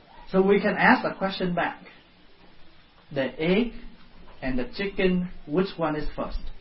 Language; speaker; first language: English; non-native, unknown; Vietnamese